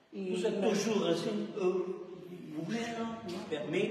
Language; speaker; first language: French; non-native, learner; Portuguese